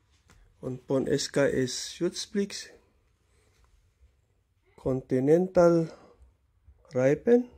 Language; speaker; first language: German; non-native, learner; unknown